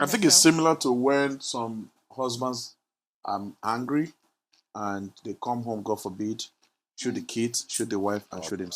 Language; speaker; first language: English; non-native, local second language; Yoruba